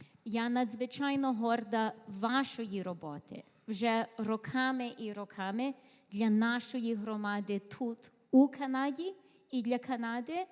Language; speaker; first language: Ukrainian; early bilingual, heritage; Ukrainian